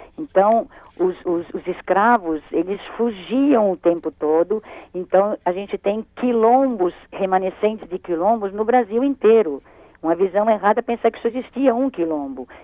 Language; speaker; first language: Portuguese; early bilingual, other home language; Spanish